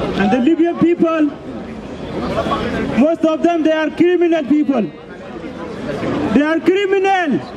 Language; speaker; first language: English; non-native, learner; Arabic